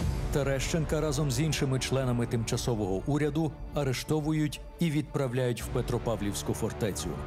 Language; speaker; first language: Ukrainian; native; Ukrainian